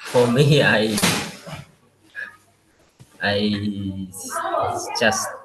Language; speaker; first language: English; non-native, learner; Khmer